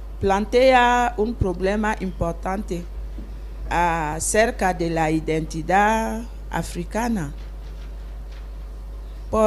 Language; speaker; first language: Spanish; non-native, fluent; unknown